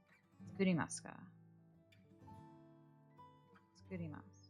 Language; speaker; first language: Japanese; non-native, learner; English